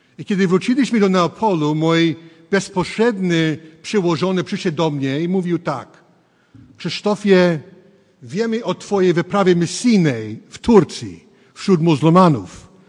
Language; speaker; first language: Polish; early bilingual, heritage; English